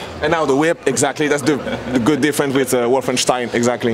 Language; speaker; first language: English; non-native, learner; French